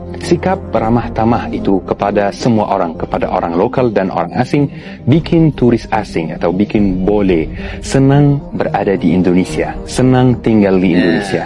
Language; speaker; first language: Indonesian; non-native, fluent; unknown